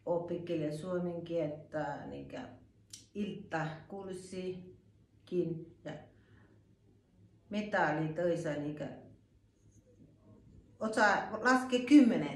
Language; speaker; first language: Finnish; non-native, learner; Thai